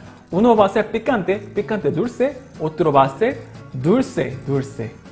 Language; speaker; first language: Spanish; non-native, local second language; Korean